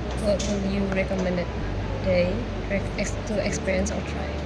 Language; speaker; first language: English; non-native, learner; Indonesian